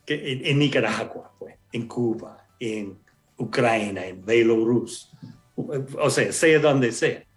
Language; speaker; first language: Spanish; non-native, fluent; English